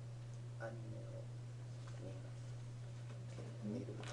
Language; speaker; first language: Japanese; non-native, learner; English